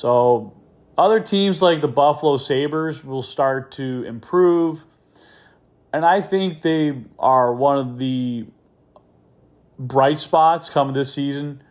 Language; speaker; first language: English; native; English